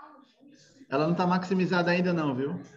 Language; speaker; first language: Portuguese; native; Portuguese